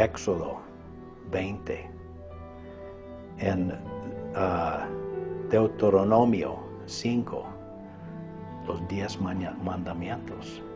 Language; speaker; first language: Spanish; non-native, fluent; English